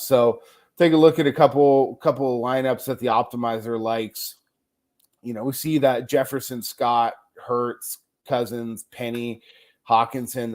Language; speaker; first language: English; native; English